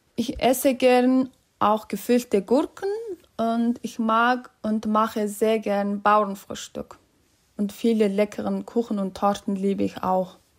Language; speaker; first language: German; non-native, fluent; Mongolian